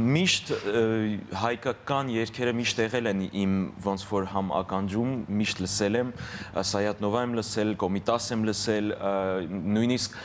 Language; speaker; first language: Armenian; early bilingual, heritage; Armenian